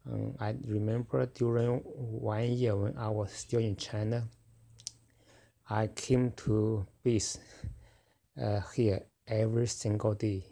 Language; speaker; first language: English; non-native, fluent; Chinese